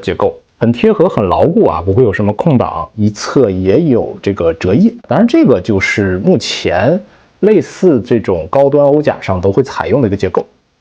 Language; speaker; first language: Chinese; native; Chinese